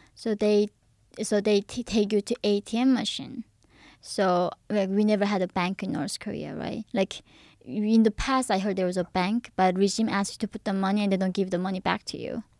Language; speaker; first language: English; early bilingual, other home language; Korean